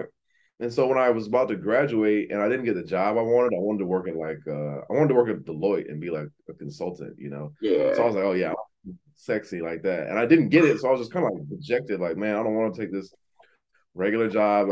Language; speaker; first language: English; native; English